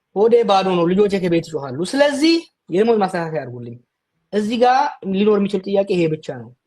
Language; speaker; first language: Amharic; non-native, local second language; Oromo